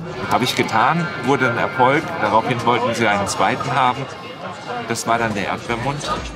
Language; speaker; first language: German; native; German